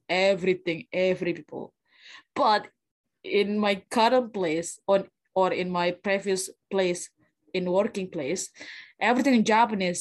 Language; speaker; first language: English; non-native, fluent; Indonesian